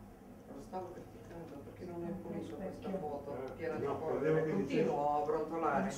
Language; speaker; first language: Italian; non-native, fluent; Serbian